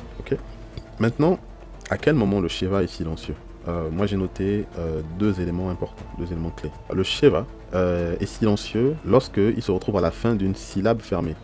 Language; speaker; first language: French; native; French